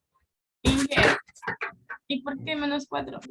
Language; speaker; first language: Spanish; native; Spanish